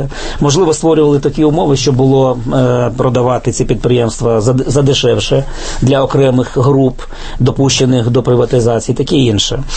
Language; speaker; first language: Ukrainian; native; Ukrainian